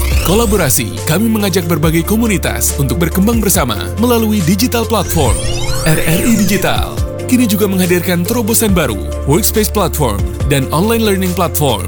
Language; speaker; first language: Indonesian; native; Indonesian